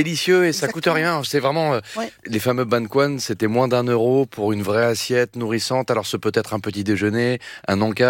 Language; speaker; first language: French; native; French